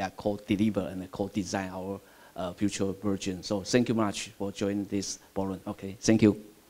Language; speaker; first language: English; non-native, fluent; Chinese